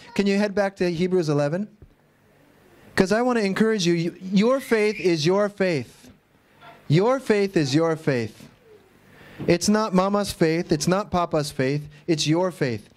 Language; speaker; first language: English; native; English